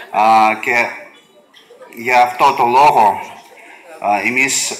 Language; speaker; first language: Greek; non-native, learner; Russian